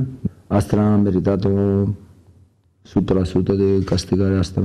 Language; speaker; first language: Romanian; non-native, learner; Italian